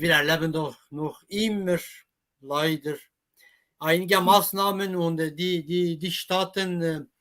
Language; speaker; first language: German; non-native, fluent; Kurdish